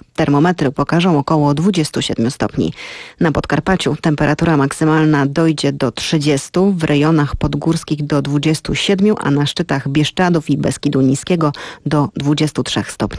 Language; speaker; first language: Polish; native; Polish